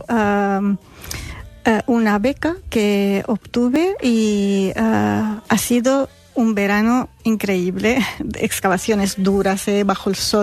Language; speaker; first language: Spanish; non-native, fluent; Arabic